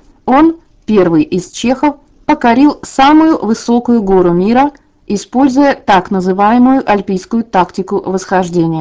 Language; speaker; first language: Russian; native; Russian